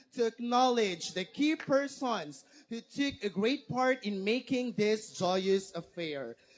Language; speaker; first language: English; non-native, local second language; Filipino